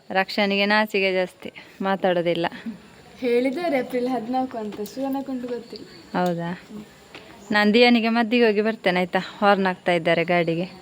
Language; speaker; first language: Kannada; non-native, local second language; Konkani